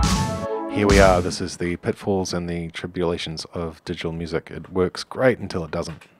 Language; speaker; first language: English; native; English